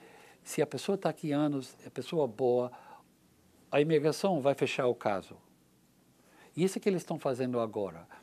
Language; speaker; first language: Portuguese; non-native, learner; English